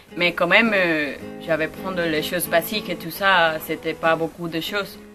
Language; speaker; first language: French; non-native, learner; Spanish